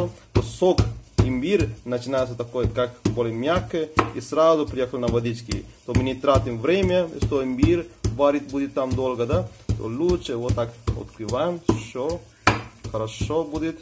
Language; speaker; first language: Russian; non-native, fluent; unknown